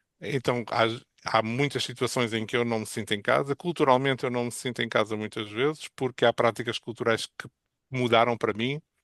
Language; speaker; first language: Portuguese; native; Portuguese